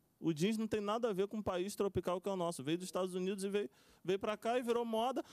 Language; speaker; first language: Portuguese; native; Portuguese